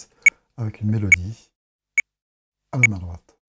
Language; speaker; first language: French; native; French